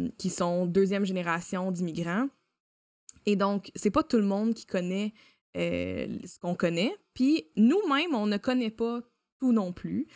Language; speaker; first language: French; native; French